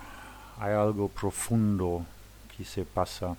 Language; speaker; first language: Spanish; non-native, fluent; Luxembourgish